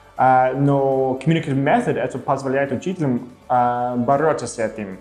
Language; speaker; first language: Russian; non-native, fluent; English